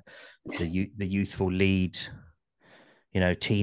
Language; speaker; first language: English; native; English